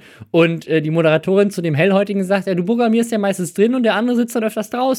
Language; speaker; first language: German; native; German